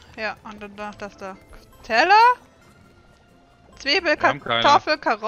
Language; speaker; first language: German; native; German